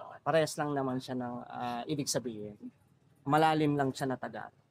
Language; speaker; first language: Filipino; non-native, local second language; Iloko